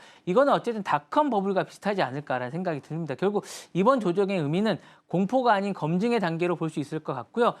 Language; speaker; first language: Korean; native; Korean